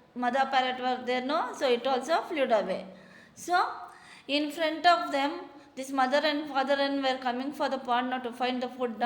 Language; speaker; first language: English; non-native, local second language; Kannada